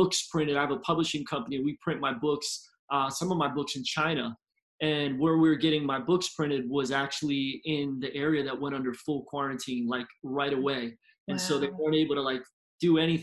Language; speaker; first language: English; native; English